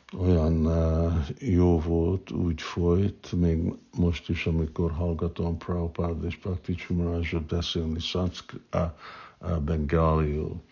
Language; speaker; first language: Hungarian; non-native, fluent; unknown